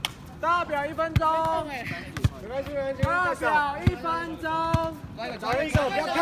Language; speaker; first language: Chinese; native; Chinese